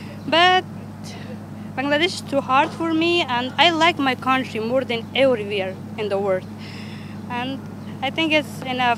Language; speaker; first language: English; non-native, learner; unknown